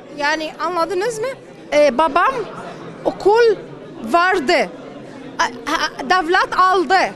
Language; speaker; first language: Turkish; non-native, learner; Arabic